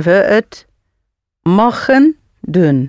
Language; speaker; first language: Dutch; non-native, learner; English